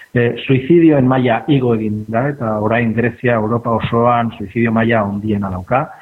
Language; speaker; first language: Basque; native; Basque